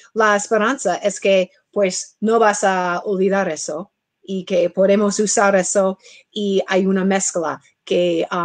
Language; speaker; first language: Spanish; non-native, fluent; English